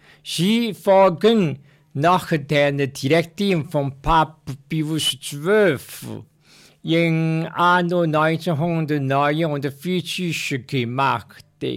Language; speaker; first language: German; non-native, learner; Chinese